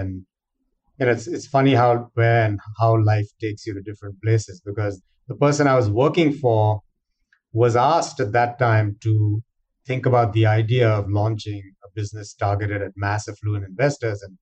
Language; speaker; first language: English; non-native, local second language; Hindi